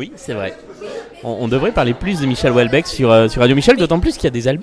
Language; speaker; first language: French; native; French